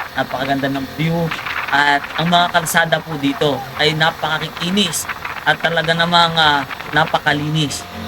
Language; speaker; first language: Filipino; native; Filipino